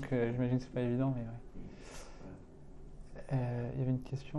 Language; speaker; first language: French; native; French